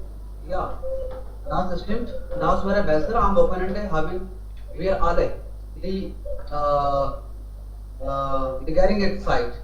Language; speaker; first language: German; non-native, learner; Hindi